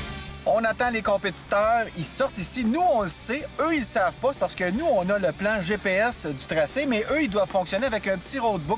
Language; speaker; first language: French; native; French